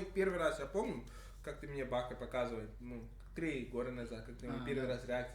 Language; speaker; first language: Russian; non-native, learner; English